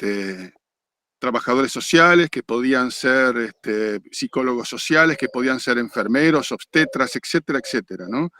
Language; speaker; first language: Spanish; native; Spanish